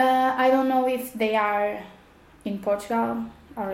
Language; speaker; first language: English; non-native, fluent; Portuguese